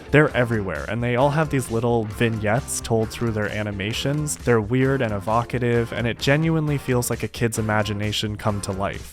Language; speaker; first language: English; native; English